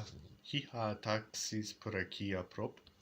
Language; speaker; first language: Catalan; non-native, learner; English